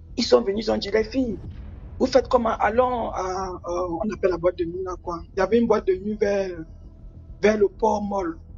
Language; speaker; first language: French; native; French